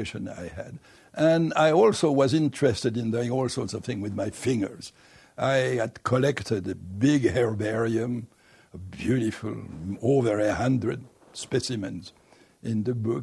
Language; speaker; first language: English; non-native, fluent; French